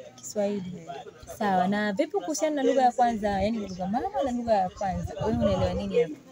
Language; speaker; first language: Swahili; native; Swahili